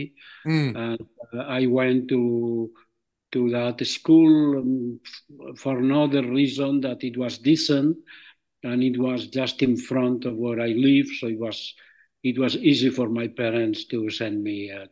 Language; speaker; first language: English; non-native, fluent; Catalan